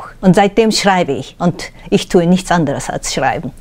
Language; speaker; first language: German; non-native, fluent; Japanese